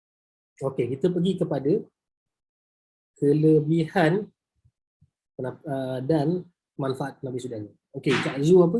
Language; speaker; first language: Malay; native; Malay